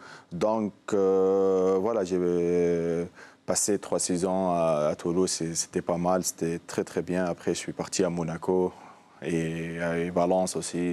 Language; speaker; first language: French; non-native, local second language; Arabic